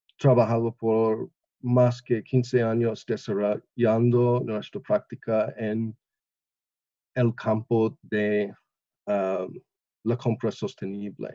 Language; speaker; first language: Spanish; non-native, learner; English